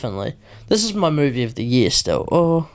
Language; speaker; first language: English; native; English